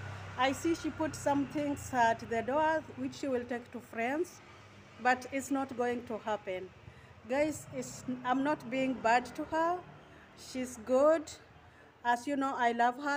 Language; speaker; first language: English; non-native, learner; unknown